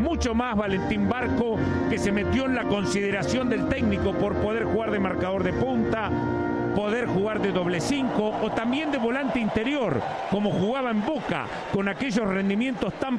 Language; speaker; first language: Spanish; native; Spanish